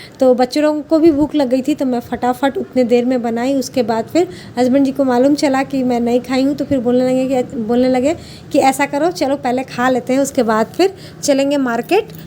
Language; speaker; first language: Hindi; native; Hindi